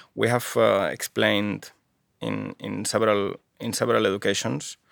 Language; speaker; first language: English; non-native, fluent; Spanish